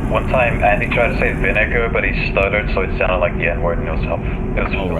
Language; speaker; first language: English; native; English